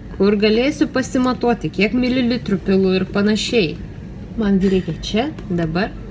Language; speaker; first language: Lithuanian; non-native, local second language; Russian